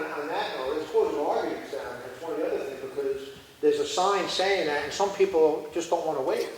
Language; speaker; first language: English; native; English